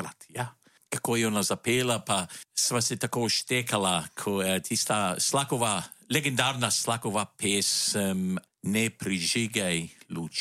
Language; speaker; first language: Slovenian; native; Slovenian